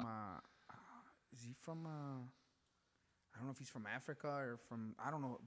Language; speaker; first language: English; early bilingual, other home language; Spanish